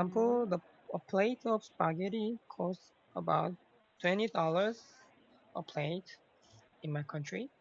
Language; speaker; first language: English; non-native, learner; Korean